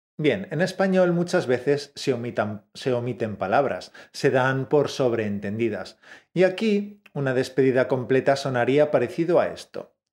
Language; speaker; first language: Spanish; native; Spanish